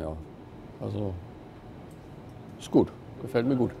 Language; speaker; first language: German; native; German